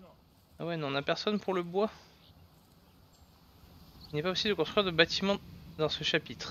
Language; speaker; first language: French; native; French